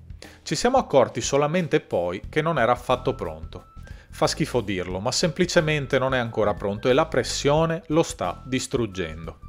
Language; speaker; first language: Italian; native; Italian